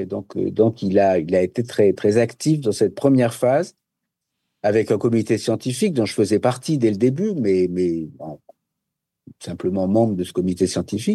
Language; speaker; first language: French; native; French